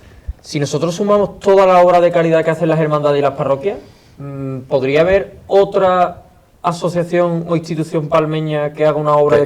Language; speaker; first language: Spanish; native; Spanish